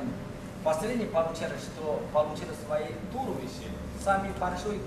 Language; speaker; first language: Russian; non-native, learner; Chinese